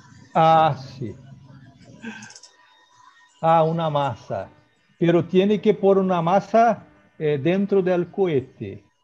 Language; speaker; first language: Spanish; non-native, learner; Portuguese